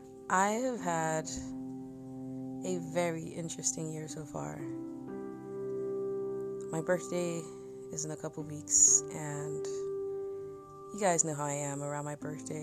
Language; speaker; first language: English; non-native, local second language; Yoruba